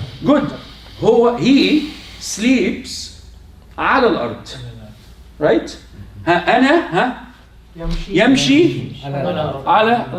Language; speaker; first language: Arabic; non-native, fluent; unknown